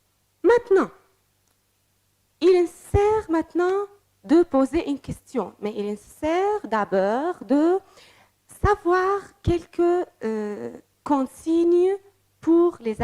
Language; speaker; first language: French; non-native, fluent; Arabic